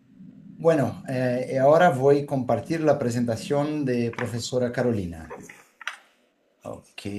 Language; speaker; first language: Spanish; non-native, fluent; Portuguese